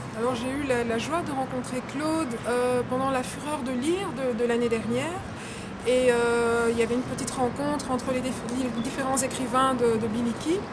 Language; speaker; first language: French; non-native, local second language; Lingala